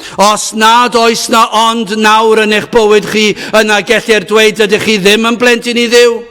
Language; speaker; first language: Welsh; native; Welsh